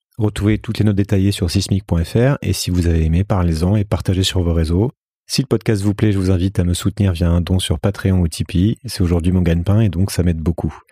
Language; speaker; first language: French; native; French